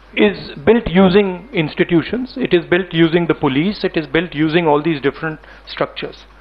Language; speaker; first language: English; non-native, local second language; Hindi